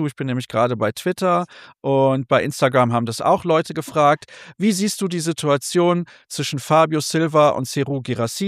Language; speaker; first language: German; native; German